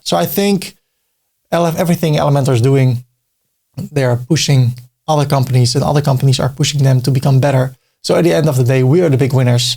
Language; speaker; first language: English; non-native, fluent; Dutch